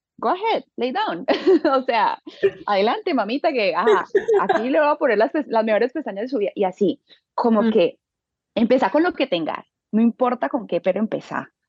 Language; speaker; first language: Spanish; native; Spanish